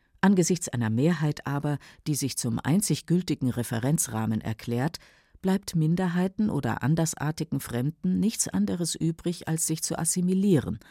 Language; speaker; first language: German; native; German